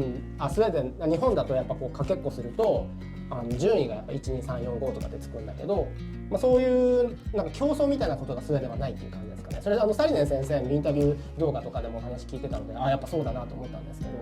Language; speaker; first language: Japanese; native; Japanese